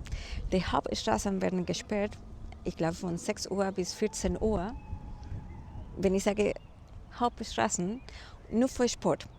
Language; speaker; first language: German; non-native, fluent; Spanish